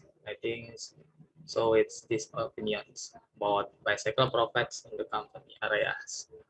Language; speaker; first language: English; non-native, learner; Indonesian